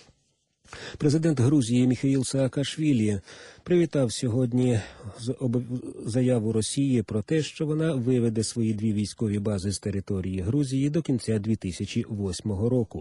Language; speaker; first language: Ukrainian; native; Ukrainian